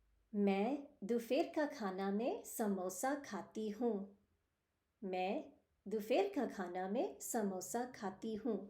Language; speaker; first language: Hindi; early bilingual, heritage; Hindi